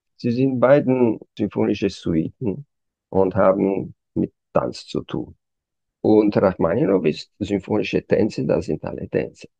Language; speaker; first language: German; non-native, fluent; Romanian